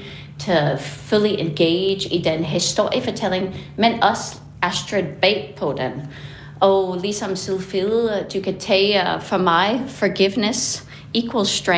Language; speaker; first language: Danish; non-native, fluent; English